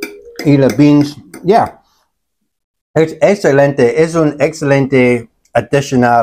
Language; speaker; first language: Spanish; non-native, learner; English